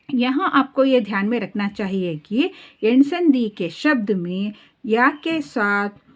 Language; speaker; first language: Hindi; non-native, local second language; Kannada